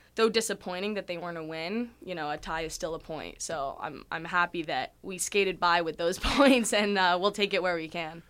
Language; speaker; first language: English; native; English